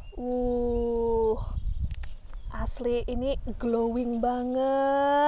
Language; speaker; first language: Indonesian; native; Indonesian